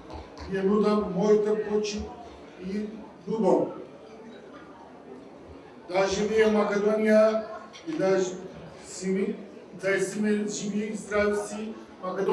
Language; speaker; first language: Macedonian; early bilingual, heritage; Macedonian